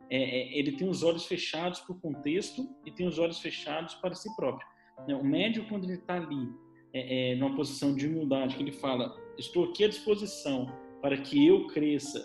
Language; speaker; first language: Portuguese; native; Portuguese